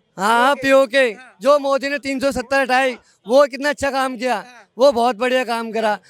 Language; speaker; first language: Hindi; non-native, local second language; Gujarati